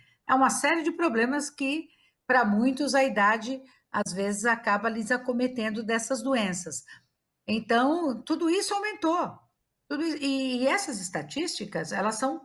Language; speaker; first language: Portuguese; native; Portuguese